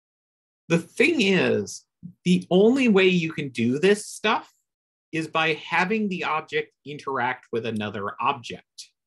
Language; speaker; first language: English; native; English